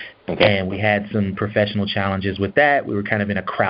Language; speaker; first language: English; native; English